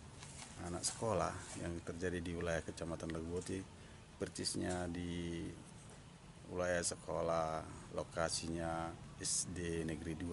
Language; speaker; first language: Indonesian; native; Indonesian